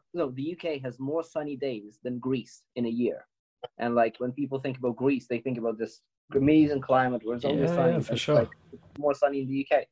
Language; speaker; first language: English; non-native, fluent; Ukrainian